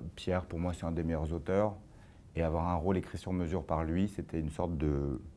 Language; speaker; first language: French; native; French